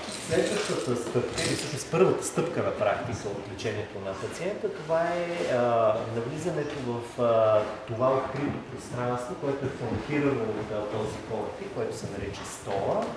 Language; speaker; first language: Bulgarian; native; Bulgarian